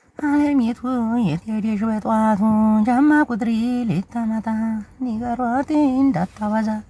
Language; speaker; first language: Amharic; native; Amharic